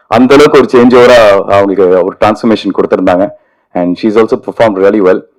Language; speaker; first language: Tamil; native; Tamil